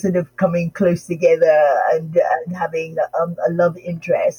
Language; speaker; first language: English; non-native, local second language; Krio